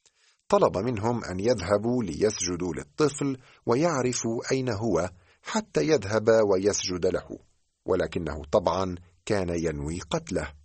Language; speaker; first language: Arabic; native; Arabic